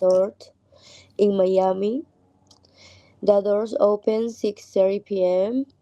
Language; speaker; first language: English; non-native, learner; Spanish